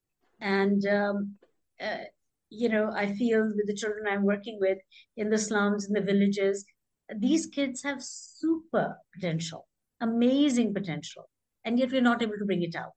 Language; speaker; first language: English; non-native, local second language; Hindi